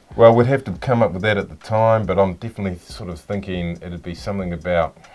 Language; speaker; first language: English; native; English